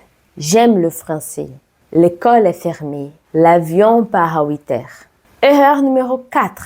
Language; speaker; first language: French; non-native, fluent; Portuguese